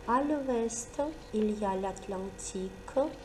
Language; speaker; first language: French; non-native, fluent; Ukrainian